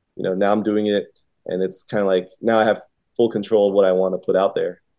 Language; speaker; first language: English; early bilingual, other home language; Vietnamese